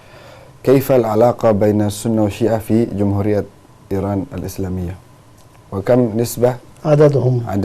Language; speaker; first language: Arabic; non-native, fluent; Indonesian